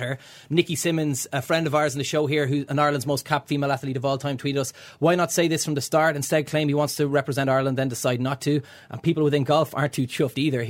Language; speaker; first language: English; native; English